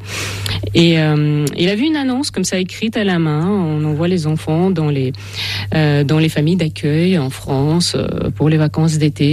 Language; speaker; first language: French; non-native, fluent; Russian